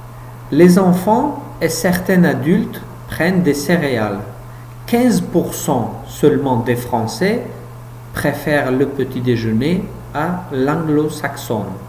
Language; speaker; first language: French; non-native, fluent; Uzbek